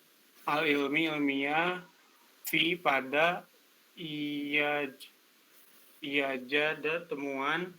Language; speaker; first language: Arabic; non-native, learner; Indonesian